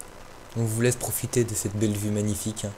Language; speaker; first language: French; native; French